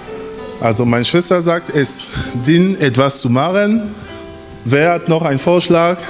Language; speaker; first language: German; non-native, fluent; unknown